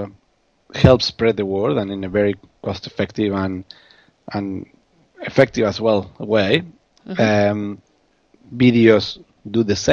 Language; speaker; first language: English; non-native, fluent; Spanish